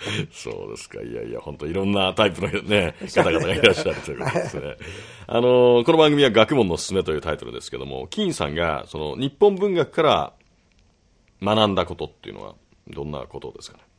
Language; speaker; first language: Japanese; native; Japanese